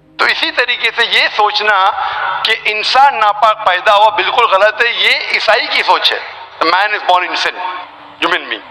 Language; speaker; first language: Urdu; non-native, local second language; Konkani